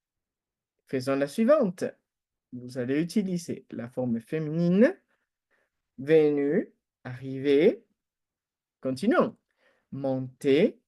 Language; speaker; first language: French; non-native, fluent; Spanish